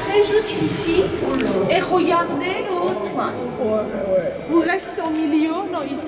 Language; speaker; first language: French; non-native, fluent; Persian